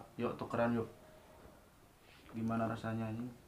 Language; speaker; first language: Indonesian; non-native, local second language; Sundanese